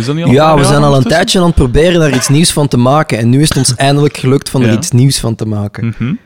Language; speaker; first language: Dutch; native; Dutch